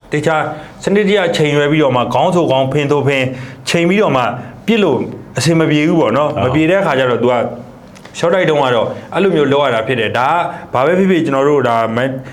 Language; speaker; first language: Burmese; native; Burmese